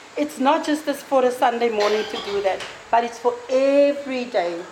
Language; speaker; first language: English; non-native, local second language; Afrikaans